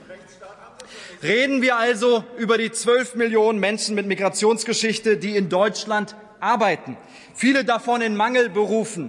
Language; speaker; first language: German; early bilingual, other home language; Turkish